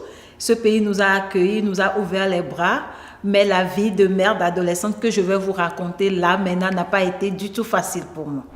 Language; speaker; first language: French; non-native, local second language; Ewe